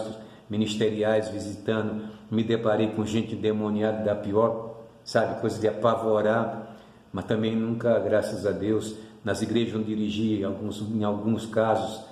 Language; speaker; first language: Portuguese; native; Portuguese